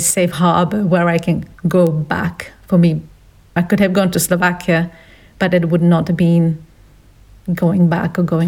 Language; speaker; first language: English; non-native, fluent; Slovak